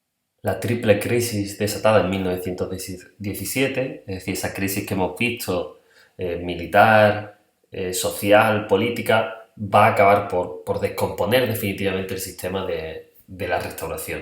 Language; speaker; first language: Spanish; native; Spanish